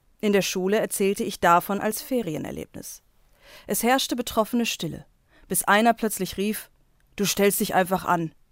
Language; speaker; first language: German; native; German